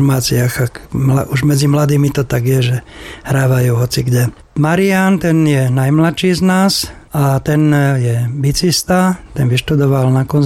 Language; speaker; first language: Slovak; native; Slovak